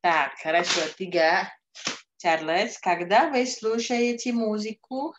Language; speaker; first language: Russian; non-native, fluent; Indonesian